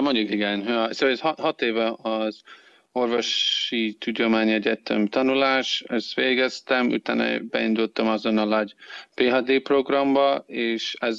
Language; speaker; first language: Hungarian; non-native, fluent; English